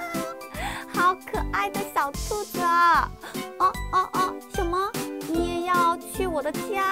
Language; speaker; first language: Chinese; non-native, fluent; Korean